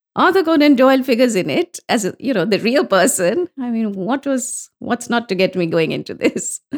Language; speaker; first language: English; non-native, local second language; Bangla